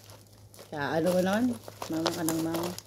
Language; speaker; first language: Filipino; native; Filipino